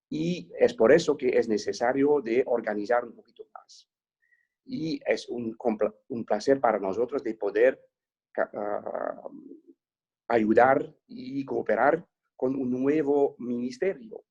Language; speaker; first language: Spanish; non-native, fluent; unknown